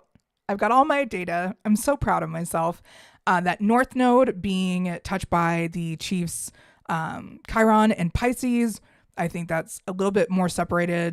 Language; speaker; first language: English; native; English